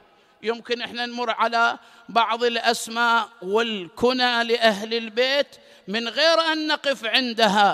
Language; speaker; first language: Arabic; native; Arabic